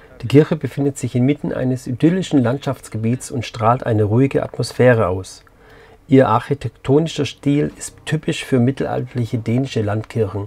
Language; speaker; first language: German; native; German